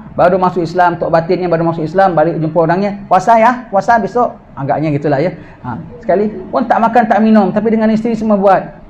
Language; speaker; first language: Malay; native; Malay